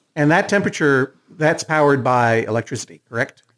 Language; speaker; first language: English; native; English